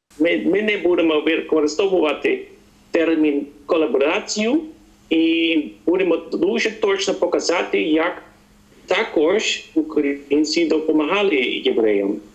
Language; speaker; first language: Ukrainian; non-native, fluent; Dutch